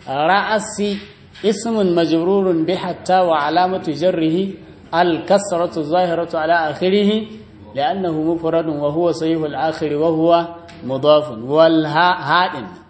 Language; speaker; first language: Arabic; non-native, fluent; Hausa